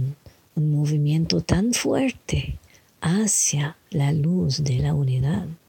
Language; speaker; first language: Spanish; non-native, learner; English